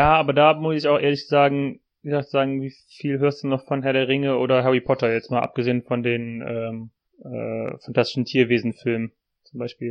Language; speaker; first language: German; native; German